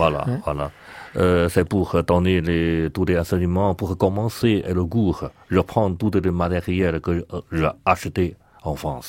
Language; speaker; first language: French; non-native, learner; Chinese